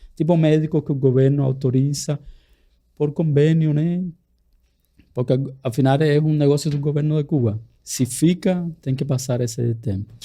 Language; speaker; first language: Portuguese; non-native, fluent; Spanish